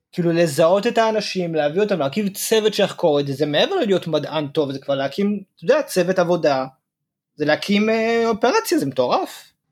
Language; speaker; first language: Hebrew; native; Hebrew